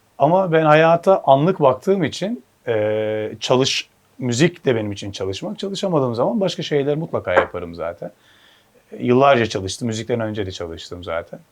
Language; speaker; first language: Turkish; early bilingual, heritage; Turkish